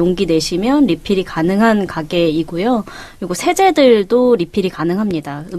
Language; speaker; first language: Korean; native; Korean